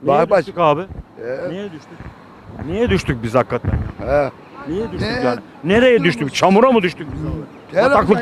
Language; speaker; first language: Turkish; native; Turkish